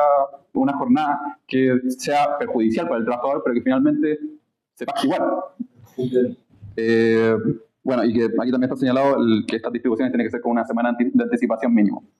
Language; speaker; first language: Spanish; native; Spanish